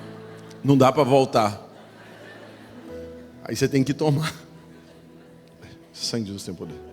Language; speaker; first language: Portuguese; native; Portuguese